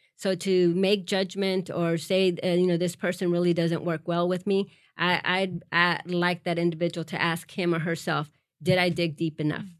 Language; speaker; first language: English; early bilingual, other home language; Spanish